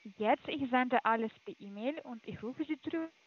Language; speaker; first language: German; non-native, learner; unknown